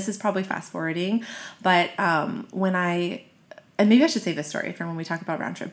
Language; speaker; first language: English; native; English